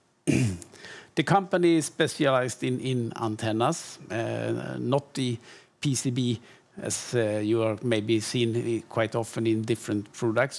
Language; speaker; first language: English; non-native, fluent; Swedish